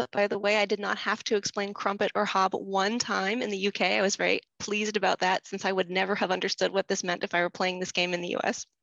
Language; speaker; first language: English; native; English